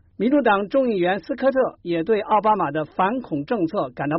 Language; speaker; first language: Chinese; native; Chinese